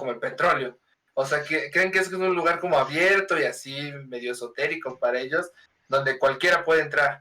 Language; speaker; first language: Spanish; native; Spanish